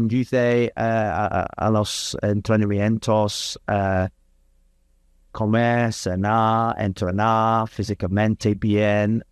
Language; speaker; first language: Spanish; non-native, learner; English